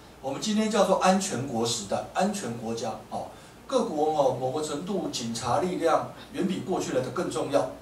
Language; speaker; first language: Chinese; native; Chinese